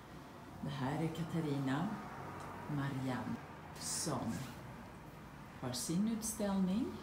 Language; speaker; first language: Swedish; non-native, fluent; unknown